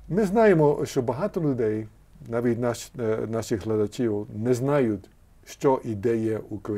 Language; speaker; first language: Ukrainian; early bilingual, heritage; Ukrainian